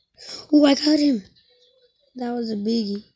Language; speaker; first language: English; native; English